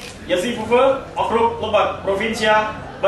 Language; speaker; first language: Russian; non-native, learner; Indonesian